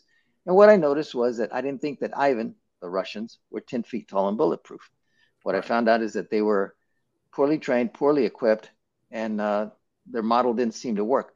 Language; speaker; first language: English; native; English